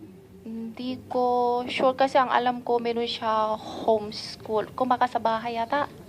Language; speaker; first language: Filipino; non-native, learner; Chinese